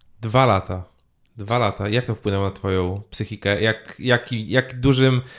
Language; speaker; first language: Polish; native; Polish